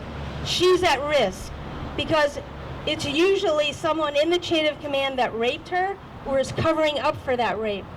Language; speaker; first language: English; native; English